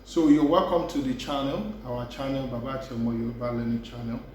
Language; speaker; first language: English; non-native, local second language; Yoruba